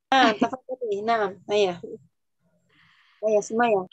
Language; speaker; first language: Arabic; non-native, fluent; Indonesian